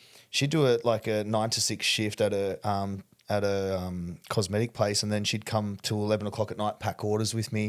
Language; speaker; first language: English; native; English